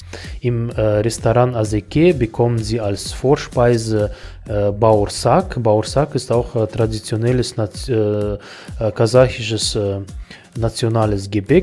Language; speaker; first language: German; non-native, fluent; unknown